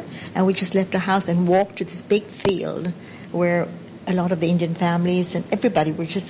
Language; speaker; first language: English; non-native, local second language; Sindhi